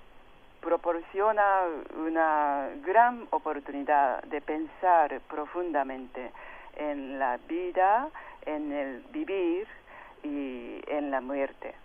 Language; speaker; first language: Spanish; non-native, fluent; Japanese